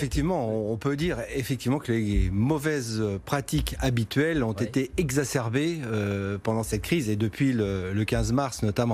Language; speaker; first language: French; native; French